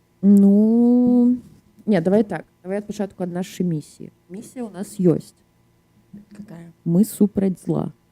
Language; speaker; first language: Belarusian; non-native, local second language; Russian